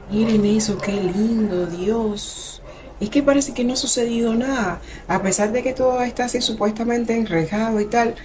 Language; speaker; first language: Spanish; native; Spanish